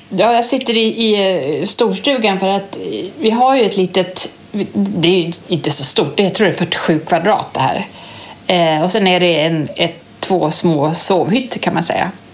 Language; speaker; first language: Swedish; native; Swedish